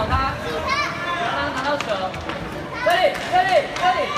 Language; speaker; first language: Chinese; native; Chinese